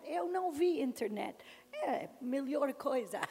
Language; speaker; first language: Portuguese; non-native, learner; English